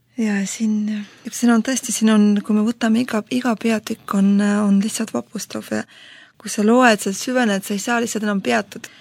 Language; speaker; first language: Estonian; non-native, local second language; Russian